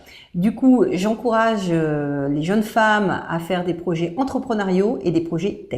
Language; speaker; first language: French; native; French